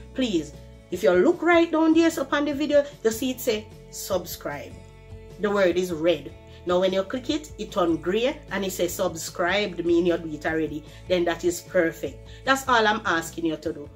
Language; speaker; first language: English; non-native, local second language; Jamaican Creole English